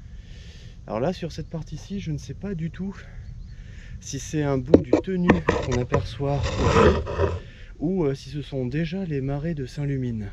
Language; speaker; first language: French; native; French